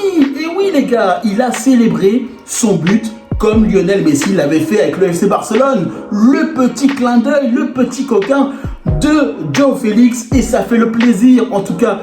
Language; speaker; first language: French; native; French